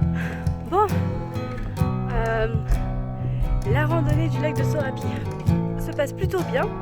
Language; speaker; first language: French; native; French